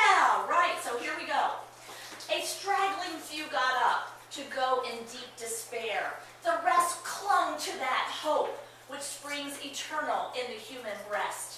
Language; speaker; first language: English; native; English